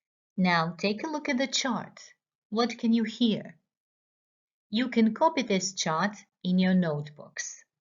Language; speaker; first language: English; non-native, fluent; Croatian